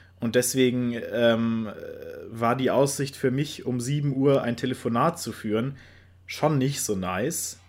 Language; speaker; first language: German; native; German